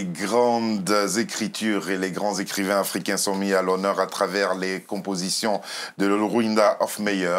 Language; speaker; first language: French; native; French